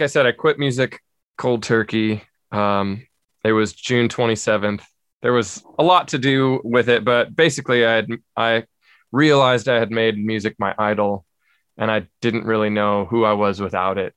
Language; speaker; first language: English; native; English